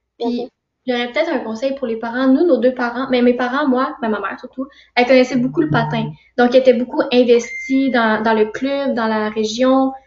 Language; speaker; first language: French; native; French